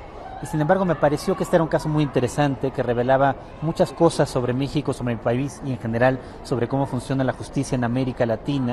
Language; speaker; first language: Spanish; native; Spanish